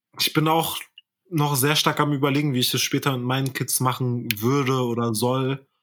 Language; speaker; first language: German; early bilingual, other home language; Turkish